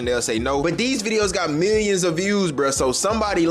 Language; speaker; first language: English; native; English